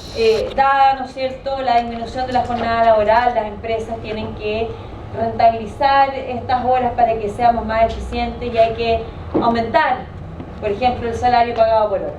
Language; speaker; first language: Spanish; native; Spanish